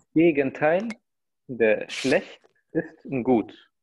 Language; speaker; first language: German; non-native, fluent; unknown